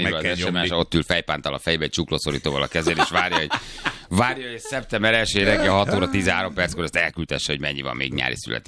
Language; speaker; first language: Hungarian; native; Hungarian